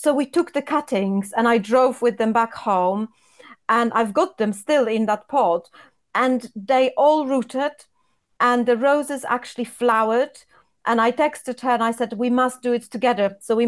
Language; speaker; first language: English; non-native, fluent; Polish